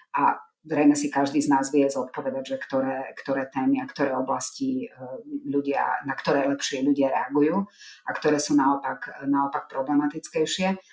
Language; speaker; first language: Slovak; non-native, local second language; Hungarian